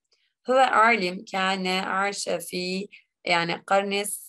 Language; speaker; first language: Arabic; non-native, learner; Turkish